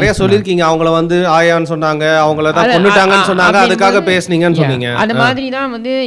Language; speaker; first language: Tamil; native; Tamil